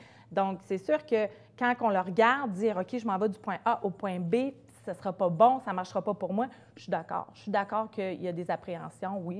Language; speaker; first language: French; native; French